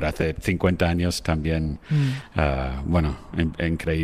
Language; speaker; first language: Spanish; non-native, fluent; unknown